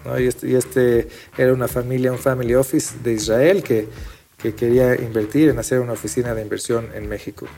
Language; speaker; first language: Spanish; early bilingual, other home language; Hebrew